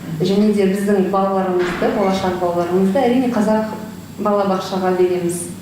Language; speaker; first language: Kazakh; non-native, local second language; Russian